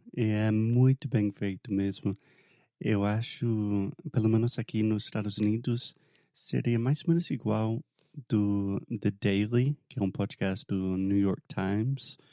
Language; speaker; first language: Portuguese; non-native, fluent; English